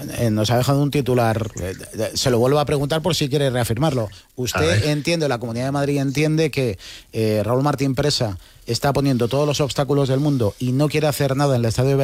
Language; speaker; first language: Spanish; native; Spanish